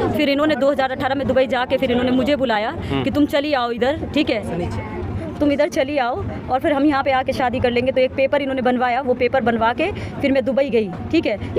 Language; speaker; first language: Hindi; native; Hindi